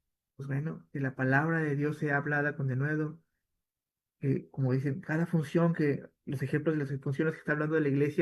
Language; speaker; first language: Spanish; native; Spanish